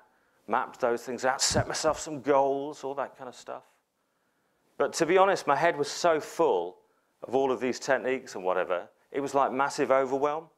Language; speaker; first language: English; native; English